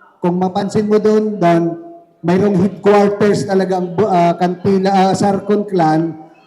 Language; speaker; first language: Filipino; non-native, local second language; Cebuano